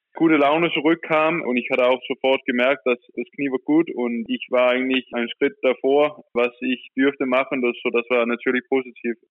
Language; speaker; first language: German; non-native, fluent; Danish